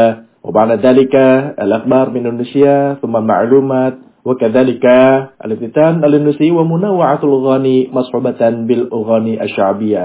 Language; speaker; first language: Arabic; non-native, fluent; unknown